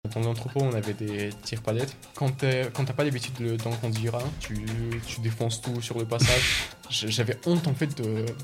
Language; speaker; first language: French; early bilingual, other home language; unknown